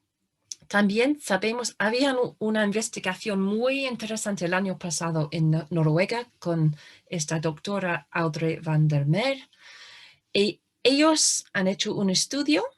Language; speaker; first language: Spanish; non-native, fluent; English